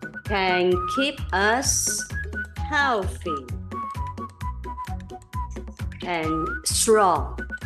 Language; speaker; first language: English; non-native, local second language; Cantonese